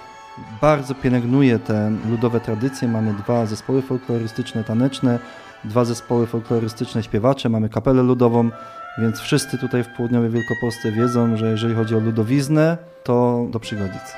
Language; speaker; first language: Polish; native; Polish